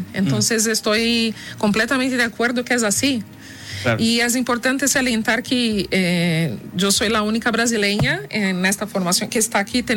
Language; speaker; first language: Spanish; non-native, fluent; Portuguese